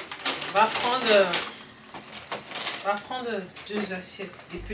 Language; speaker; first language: French; native; French